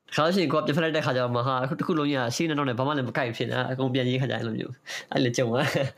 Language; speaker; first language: Burmese; native; Burmese